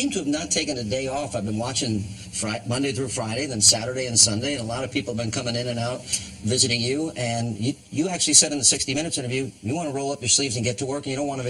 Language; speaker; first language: English; native; English